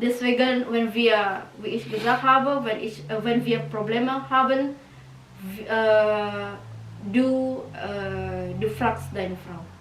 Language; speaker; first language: German; non-native, learner; Indonesian